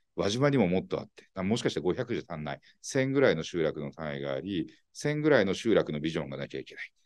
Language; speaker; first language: Japanese; native; Japanese